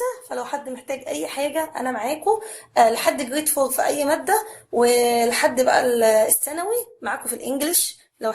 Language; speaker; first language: Arabic; native; Arabic